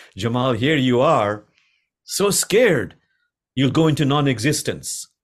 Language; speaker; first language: English; non-native, local second language; Bangla